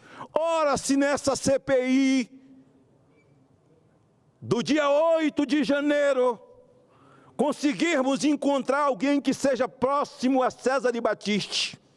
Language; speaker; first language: Portuguese; native; Portuguese